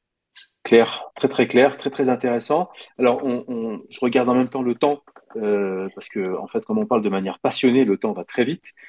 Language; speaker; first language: French; native; French